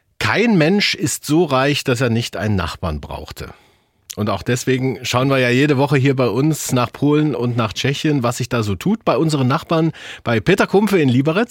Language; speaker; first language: German; native; German